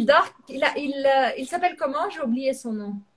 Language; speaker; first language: French; non-native, fluent; Portuguese